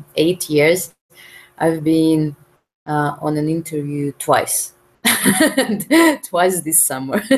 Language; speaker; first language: English; non-native, learner; Russian